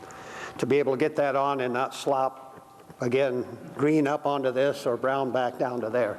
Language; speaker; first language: English; native; English